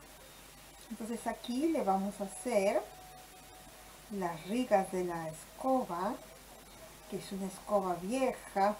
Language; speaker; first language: Spanish; native; Spanish